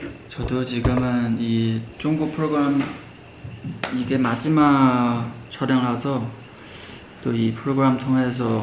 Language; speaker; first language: Korean; non-native, fluent; Chinese